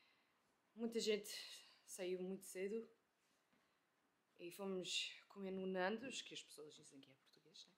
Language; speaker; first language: Portuguese; early bilingual, heritage; Portuguese